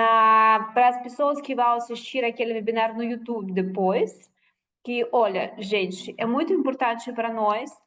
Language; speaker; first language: Portuguese; non-native, fluent; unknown